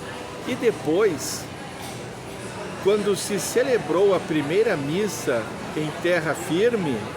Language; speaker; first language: Portuguese; native; Portuguese